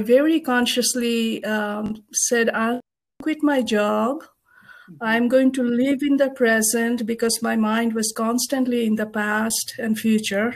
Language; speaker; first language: English; non-native, local second language; Bangla